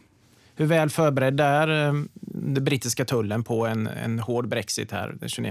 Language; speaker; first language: Swedish; native; Swedish